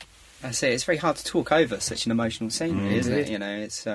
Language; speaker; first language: English; native; English